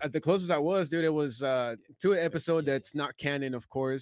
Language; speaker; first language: English; early bilingual, other home language; Spanish